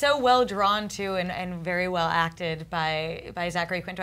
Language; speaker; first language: English; native; English